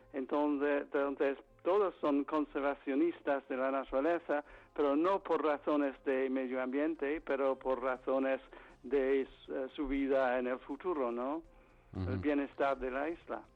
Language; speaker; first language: Spanish; non-native, fluent; English